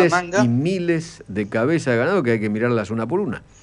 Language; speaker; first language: Spanish; native; Spanish